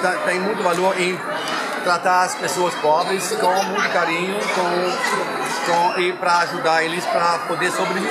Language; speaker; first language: Portuguese; non-native, fluent; German